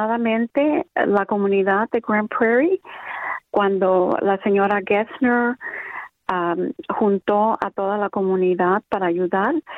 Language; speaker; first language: Spanish; early bilingual, other home language; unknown